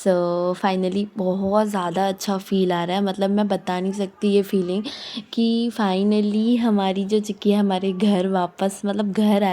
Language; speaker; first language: Hindi; native; Hindi